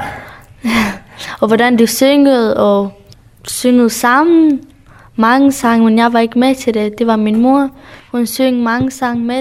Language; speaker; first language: Danish; early bilingual, other home language; Kurdish